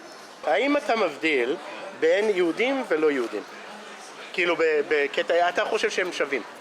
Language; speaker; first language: Hebrew; non-native, fluent; English